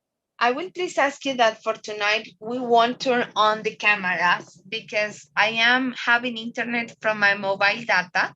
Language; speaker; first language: English; non-native, fluent; Spanish